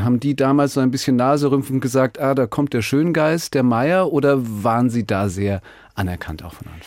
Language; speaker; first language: German; native; German